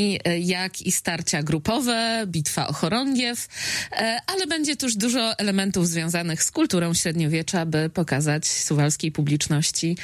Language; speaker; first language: Polish; native; Polish